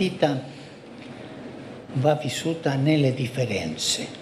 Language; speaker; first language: Italian; non-native, fluent; Spanish